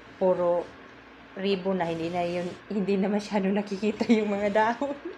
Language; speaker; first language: Filipino; non-native, local second language; Cebuano